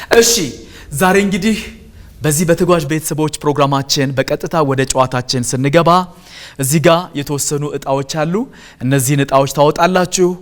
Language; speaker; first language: Amharic; native; Amharic